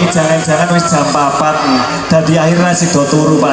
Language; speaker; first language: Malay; non-native, local second language; Javanese